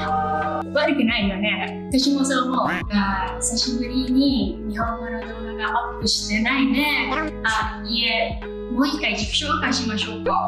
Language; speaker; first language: Japanese; non-native, learner; English